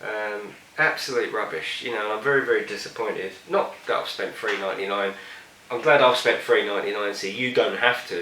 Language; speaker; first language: English; native; English